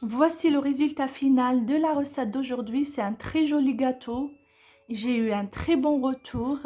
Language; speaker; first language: French; non-native, local second language; Arabic